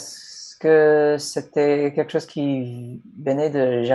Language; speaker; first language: French; non-native, fluent; English